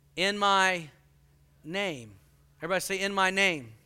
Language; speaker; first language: English; native; English